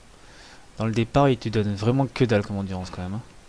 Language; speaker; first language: French; native; French